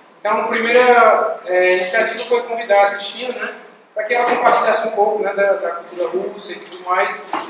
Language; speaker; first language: Portuguese; native; Portuguese